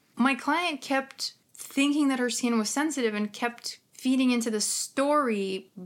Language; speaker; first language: English; non-native, fluent; Ukrainian